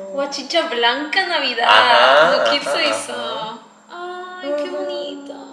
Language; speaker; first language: Spanish; native; Spanish